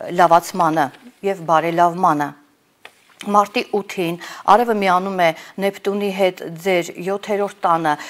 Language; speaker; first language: Armenian; native; Armenian